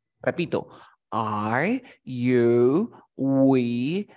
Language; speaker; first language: English; non-native, fluent; Spanish